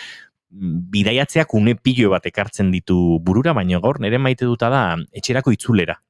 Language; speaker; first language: Basque; native; Basque